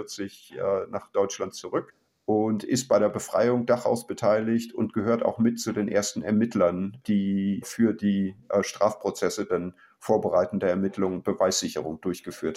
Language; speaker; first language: German; native; German